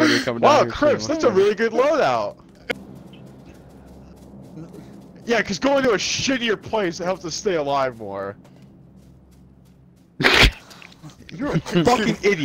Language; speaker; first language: English; native; English